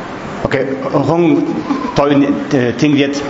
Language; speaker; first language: Vietnamese; non-native, learner; French